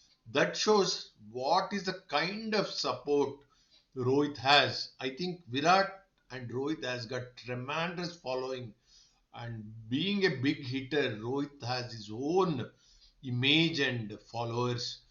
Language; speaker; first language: English; non-native, local second language; Telugu